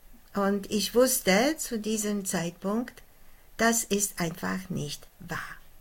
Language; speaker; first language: German; non-native, fluent; Polish